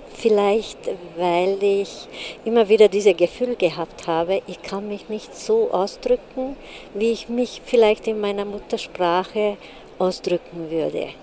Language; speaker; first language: German; non-native, fluent; Hungarian